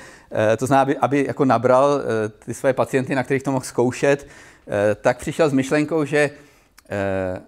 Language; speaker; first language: Czech; native; Czech